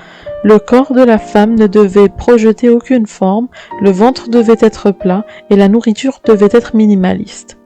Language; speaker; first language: French; native; French